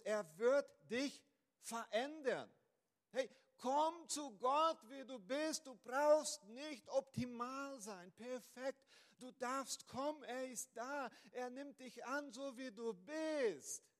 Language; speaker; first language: German; non-native, fluent; Portuguese